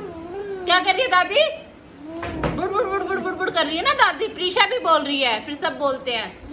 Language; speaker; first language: Hindi; native; Hindi